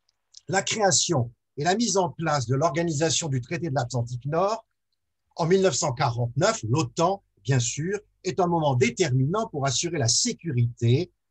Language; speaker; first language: French; native; French